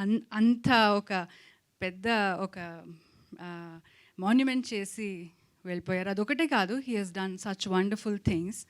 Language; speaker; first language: Telugu; non-native, local second language; Kannada